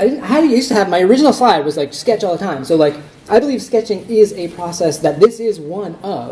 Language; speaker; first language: English; native; English